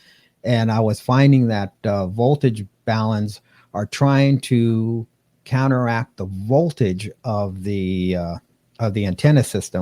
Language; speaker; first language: English; native; English